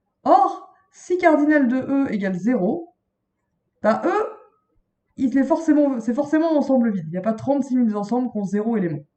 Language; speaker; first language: French; native; French